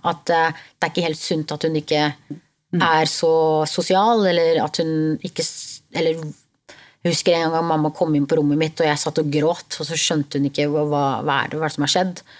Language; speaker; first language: Norwegian; early bilingual, other home language; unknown